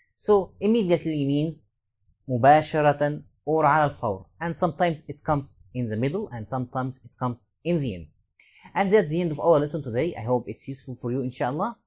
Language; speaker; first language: English; non-native, fluent; Arabic